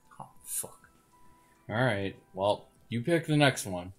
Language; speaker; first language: English; native; English